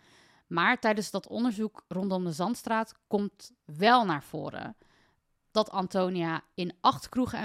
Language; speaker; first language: Dutch; native; Dutch